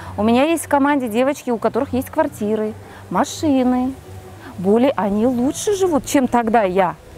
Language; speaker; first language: Russian; non-native, local second language; Kazakh